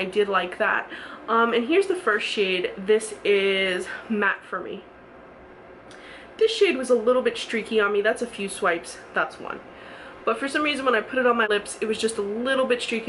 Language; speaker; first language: English; native; English